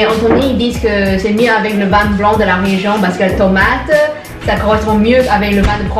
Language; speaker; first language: French; non-native, learner; Chinese